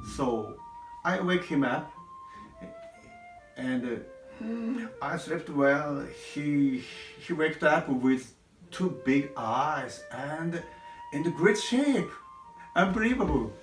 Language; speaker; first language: English; non-native, learner; Japanese